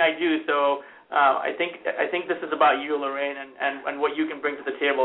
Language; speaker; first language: English; non-native, local second language; Hindi